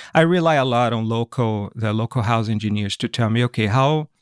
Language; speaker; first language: English; non-native, fluent; Portuguese